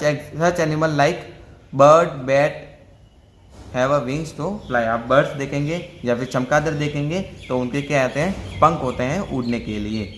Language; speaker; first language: Hindi; native; Hindi